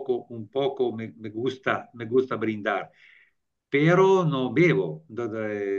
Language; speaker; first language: Spanish; non-native, learner; Italian